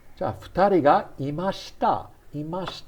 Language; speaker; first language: Japanese; non-native, fluent; English